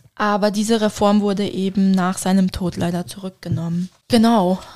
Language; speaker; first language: German; non-native, fluent; Turkish